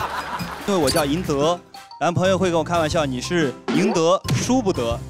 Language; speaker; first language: Chinese; native; Chinese